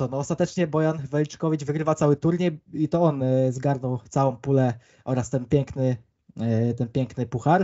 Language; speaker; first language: Polish; native; Polish